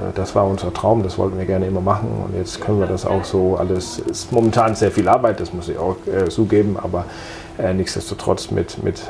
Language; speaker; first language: German; non-native, fluent; Danish